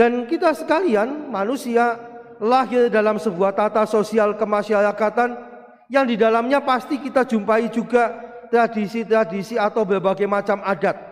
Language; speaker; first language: Indonesian; non-native, local second language; Javanese